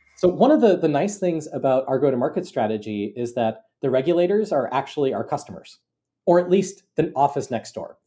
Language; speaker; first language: English; native; English